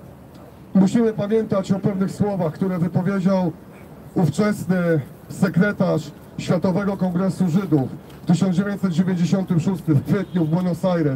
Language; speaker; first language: Polish; native; Polish